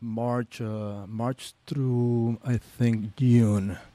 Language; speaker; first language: English; non-native, fluent; Spanish